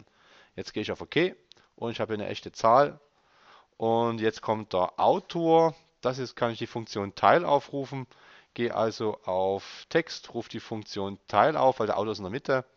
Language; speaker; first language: German; native; German